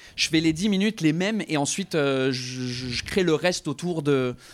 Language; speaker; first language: French; non-native, fluent; English